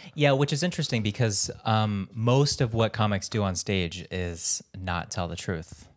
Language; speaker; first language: English; early bilingual, other home language; Filipino